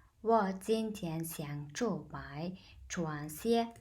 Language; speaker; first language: Chinese; non-native, fluent; Mongolian